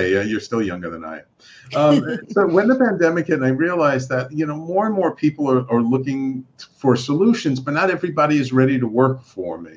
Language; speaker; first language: English; native; English